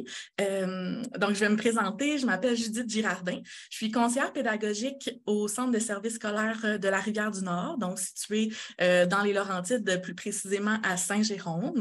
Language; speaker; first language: French; native; French